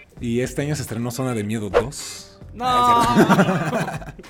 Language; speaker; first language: Spanish; native; Spanish